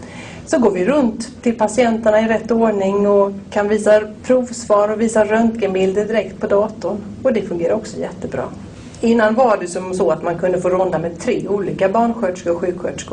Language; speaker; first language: Swedish; native; Swedish